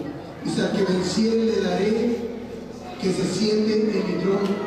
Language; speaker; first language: Spanish; native; Spanish